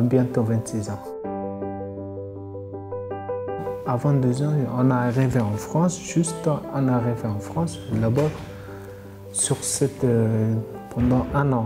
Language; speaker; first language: French; non-native, learner; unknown